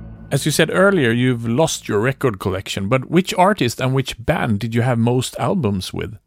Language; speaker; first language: English; non-native, fluent; Swedish